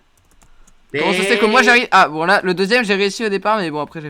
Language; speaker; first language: French; native; French